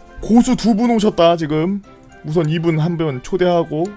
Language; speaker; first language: Korean; native; Korean